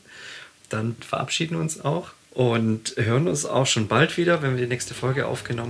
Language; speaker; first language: German; native; German